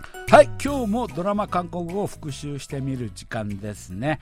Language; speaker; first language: Japanese; non-native, fluent; Korean